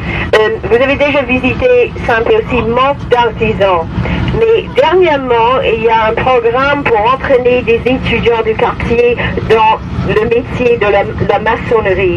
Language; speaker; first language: French; non-native, fluent; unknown